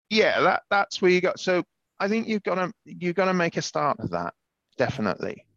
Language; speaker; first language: English; native; English